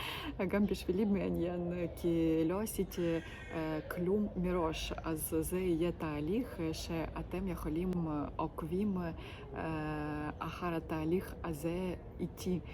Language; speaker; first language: Hebrew; non-native, learner; Ukrainian